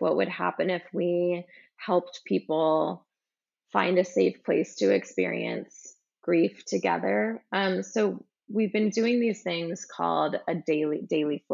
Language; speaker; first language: English; native; English